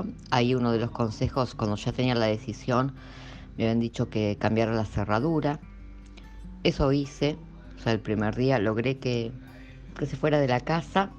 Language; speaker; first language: Spanish; native; Spanish